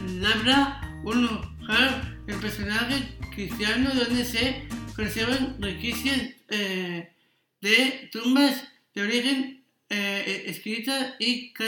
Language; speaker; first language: Spanish; non-native, local second language; Catalan